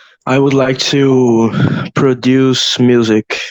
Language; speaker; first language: English; non-native, learner; Portuguese